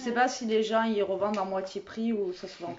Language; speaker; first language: French; native; French